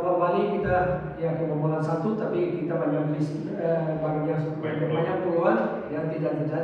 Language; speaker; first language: Indonesian; non-native, fluent; Portuguese